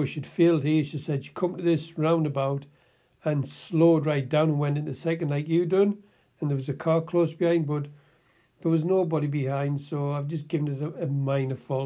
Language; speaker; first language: English; native; English